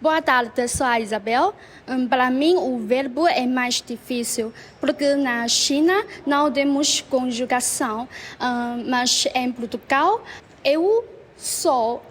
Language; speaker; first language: Portuguese; non-native, learner; Chinese